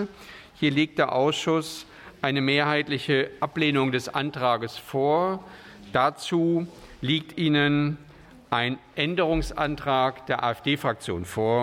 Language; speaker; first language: German; native; German